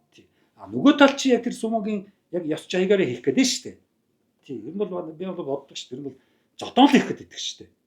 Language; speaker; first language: Mongolian; native; Mongolian